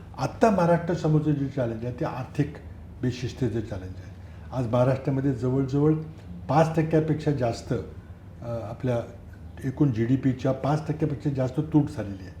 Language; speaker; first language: Marathi; native; Marathi